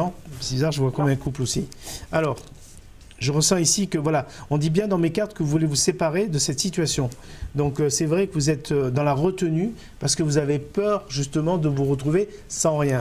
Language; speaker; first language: French; native; French